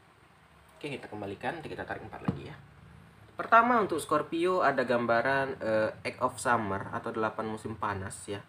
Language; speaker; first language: Indonesian; native; Indonesian